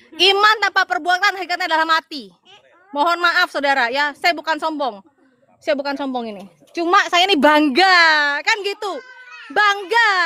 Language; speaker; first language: Indonesian; non-native, local second language; Madurese